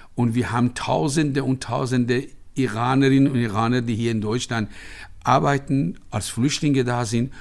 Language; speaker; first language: German; non-native, fluent; Persian